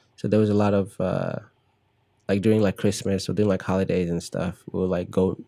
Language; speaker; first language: English; early bilingual, other home language; Igbo